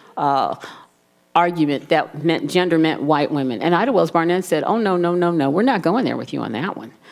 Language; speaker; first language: English; native; English